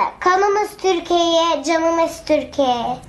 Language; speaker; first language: Turkish; non-native, fluent; Arabic